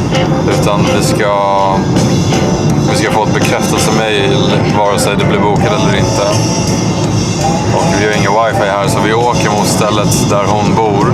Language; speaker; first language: Swedish; native; Swedish